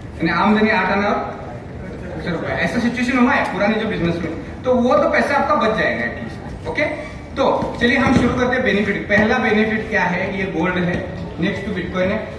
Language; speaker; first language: Hindi; non-native, local second language; Marathi